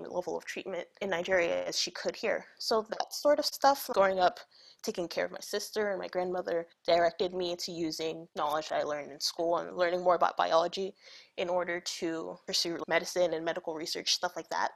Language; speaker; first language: English; early bilingual, other home language; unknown